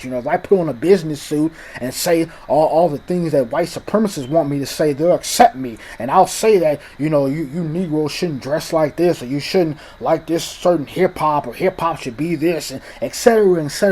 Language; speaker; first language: English; native; English